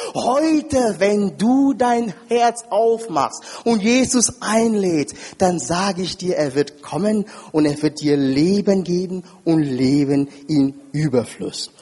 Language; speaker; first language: German; non-native, fluent; French